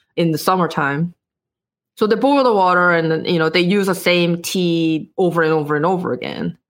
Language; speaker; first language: English; non-native, fluent; Korean